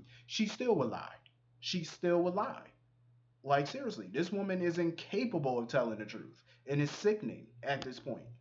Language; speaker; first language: English; native; English